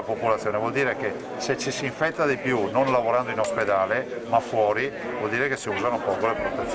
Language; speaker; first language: Italian; native; Italian